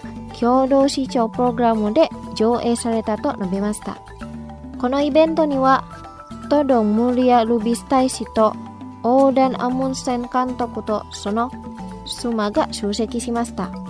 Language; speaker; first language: Japanese; non-native, fluent; Indonesian